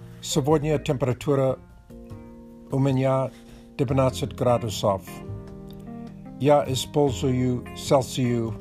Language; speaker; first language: Russian; non-native, learner; English